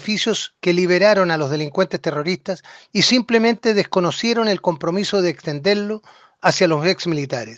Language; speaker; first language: Spanish; native; Spanish